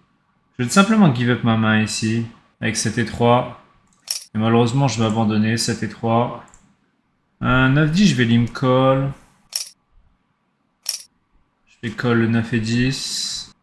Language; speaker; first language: French; native; French